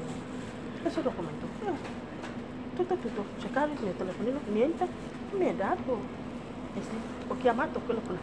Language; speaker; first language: Italian; non-native, learner; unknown